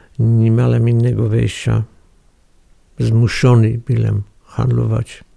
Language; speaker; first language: Polish; non-native, fluent; Armenian